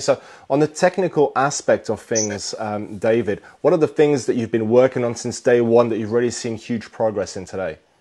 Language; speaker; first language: English; native; English